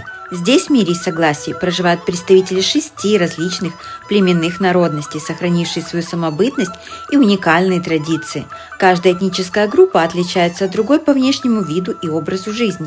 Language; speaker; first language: Russian; native; Russian